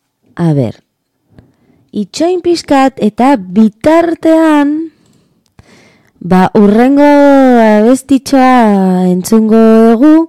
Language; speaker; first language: Basque; non-native, learner; Spanish